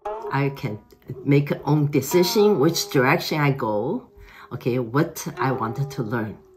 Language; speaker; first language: English; non-native, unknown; Chinese